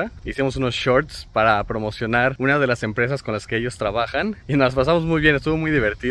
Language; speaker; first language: Spanish; native; Spanish